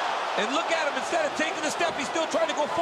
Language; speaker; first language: English; native; English